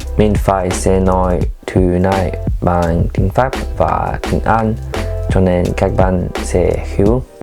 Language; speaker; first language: Vietnamese; non-native, learner; French